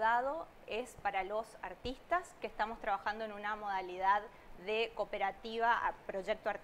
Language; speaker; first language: Spanish; native; Spanish